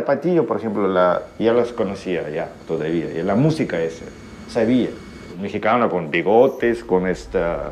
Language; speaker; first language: Spanish; non-native, fluent; Ukrainian